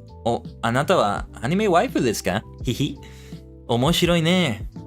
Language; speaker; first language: Japanese; non-native, learner; English